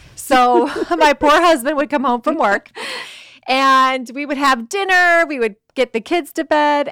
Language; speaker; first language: English; native; English